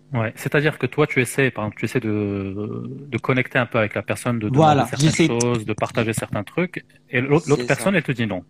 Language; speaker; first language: French; non-native, local second language; Arabic